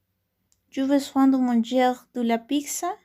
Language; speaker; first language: French; non-native, learner; Spanish